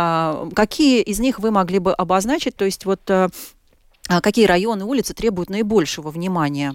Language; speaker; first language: Russian; native; Russian